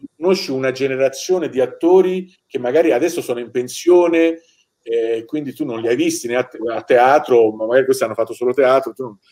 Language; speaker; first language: Italian; non-native, fluent; Persian